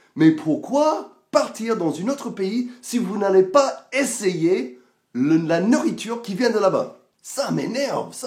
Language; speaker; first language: French; non-native, fluent; English